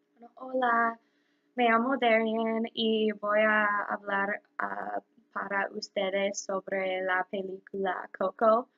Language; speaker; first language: Spanish; non-native, learner; English